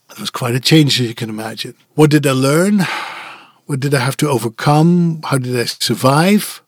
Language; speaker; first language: English; non-native, fluent; Dutch